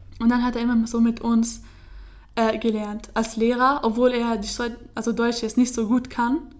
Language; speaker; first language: German; early bilingual, other home language; Kurdish